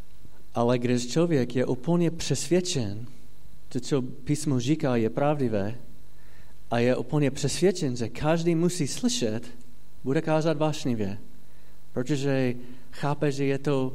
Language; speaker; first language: Czech; non-native, fluent; English